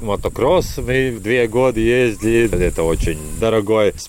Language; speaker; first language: Russian; non-native, local second language; Latvian